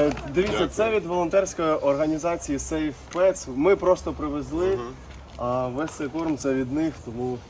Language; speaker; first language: Ukrainian; native; Ukrainian